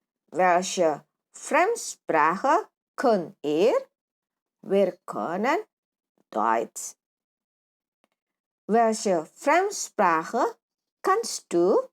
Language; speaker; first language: German; non-native, fluent; Indonesian